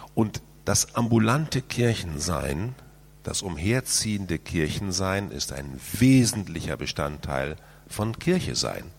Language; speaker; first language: German; native; German